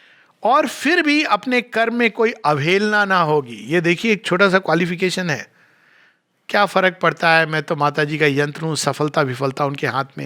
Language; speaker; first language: Hindi; native; Hindi